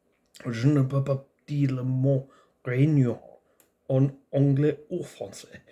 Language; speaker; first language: French; non-native, learner; English